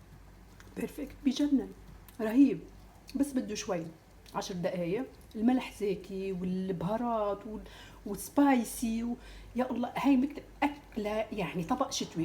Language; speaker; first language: Arabic; native; Arabic